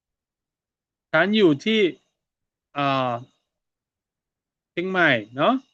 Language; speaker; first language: Thai; non-native, fluent; Burmese